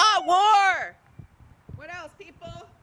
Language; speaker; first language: English; native; English